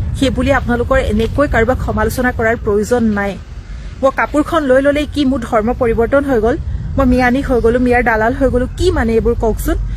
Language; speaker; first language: Assamese; non-native, local second language; Bodo